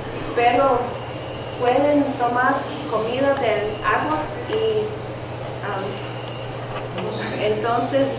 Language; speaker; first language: Spanish; non-native, learner; English